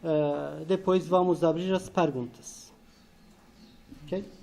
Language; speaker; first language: Portuguese; non-native, fluent; Turkish